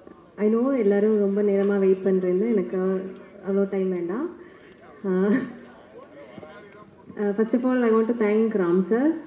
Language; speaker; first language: Tamil; non-native, learner; Malayalam